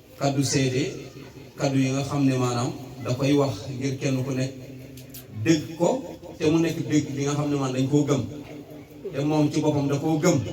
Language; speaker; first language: Wolof; non-native, local second language; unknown